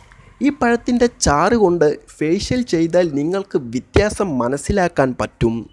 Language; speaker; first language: Malayalam; native; Malayalam